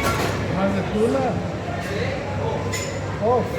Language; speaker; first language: Hebrew; native; Hebrew